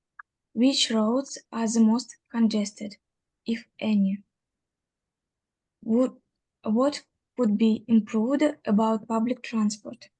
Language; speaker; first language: English; non-native, learner; Russian